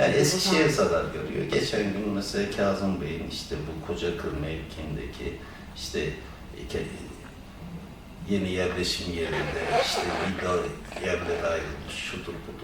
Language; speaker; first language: Turkish; native; Turkish